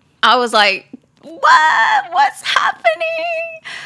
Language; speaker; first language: English; non-native, fluent; Chinese